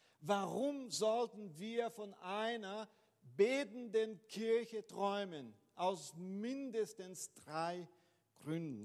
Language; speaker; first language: German; non-native, fluent; Portuguese